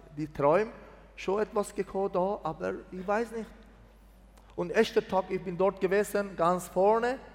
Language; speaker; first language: German; non-native, learner; Persian